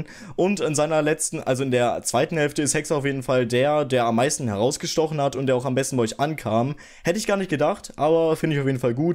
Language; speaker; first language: German; native; German